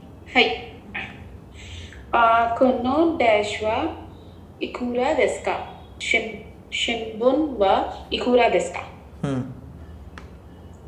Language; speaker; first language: Japanese; non-native, learner; Hindi